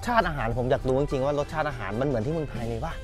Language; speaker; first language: Thai; native; Thai